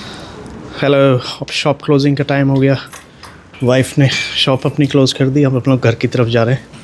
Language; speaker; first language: Hindi; native; Hindi